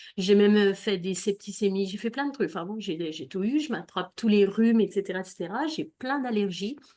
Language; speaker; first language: French; native; French